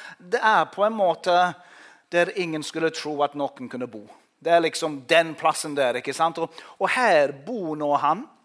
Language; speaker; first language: Norwegian; non-native, fluent; English